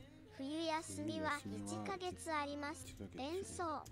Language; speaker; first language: Japanese; non-native, learner; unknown